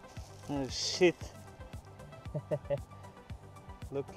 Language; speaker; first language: English; non-native, learner; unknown